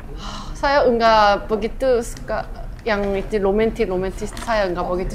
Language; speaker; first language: Indonesian; non-native, learner; Korean